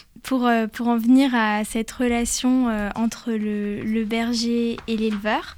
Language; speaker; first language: French; native; French